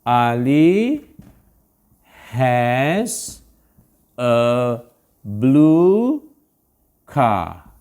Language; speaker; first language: English; non-native, local second language; Malay